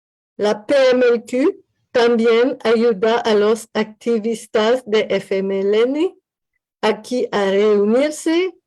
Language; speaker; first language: Spanish; non-native, learner; French